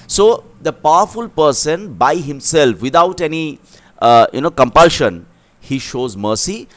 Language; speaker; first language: English; non-native, local second language; Bangla